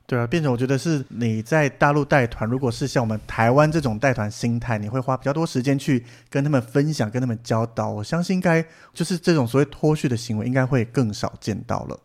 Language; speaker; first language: Chinese; native; Chinese